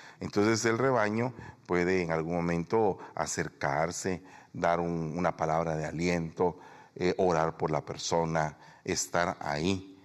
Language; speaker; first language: Spanish; native; Spanish